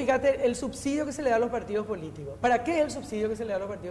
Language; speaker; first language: Spanish; native; Spanish